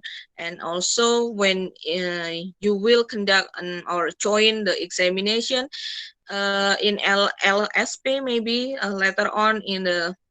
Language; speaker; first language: English; non-native, fluent; Indonesian